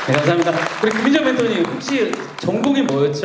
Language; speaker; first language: Korean; native; Korean